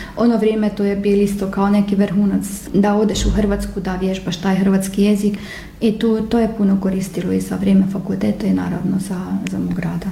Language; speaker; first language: Croatian; early bilingual, heritage; Croatian